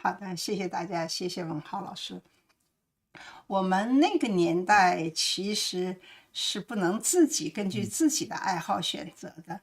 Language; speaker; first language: Chinese; native; Chinese